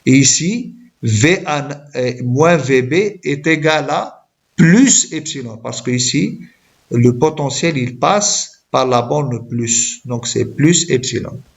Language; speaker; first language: French; non-native, local second language; Arabic